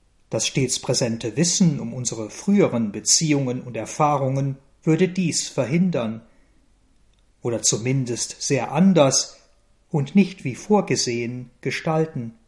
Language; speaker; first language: German; native; German